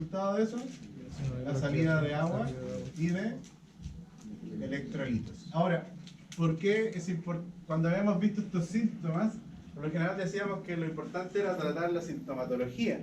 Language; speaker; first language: Spanish; native; Spanish